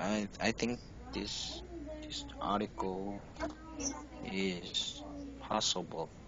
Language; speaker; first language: English; non-native, learner; Korean